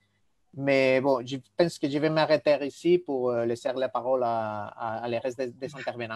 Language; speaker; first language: French; non-native, fluent; Spanish